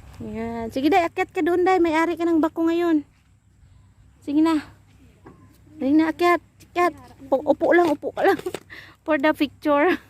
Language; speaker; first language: Filipino; non-native, local second language; Cebuano